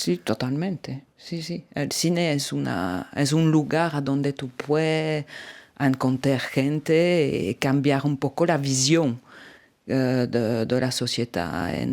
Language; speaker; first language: Spanish; non-native, learner; French